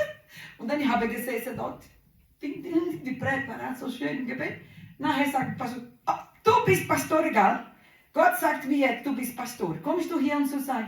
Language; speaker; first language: German; non-native, learner; Portuguese